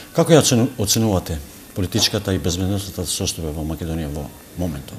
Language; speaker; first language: Macedonian; non-native, local second language; Albanian